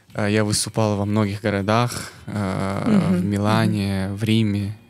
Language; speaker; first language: Russian; non-native, local second language; Persian